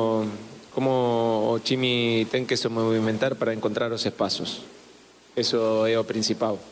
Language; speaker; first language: Portuguese; non-native, learner; Spanish